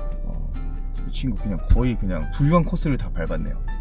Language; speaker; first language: Korean; native; Korean